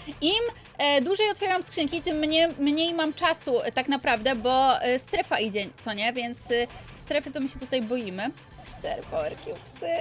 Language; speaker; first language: Polish; native; Polish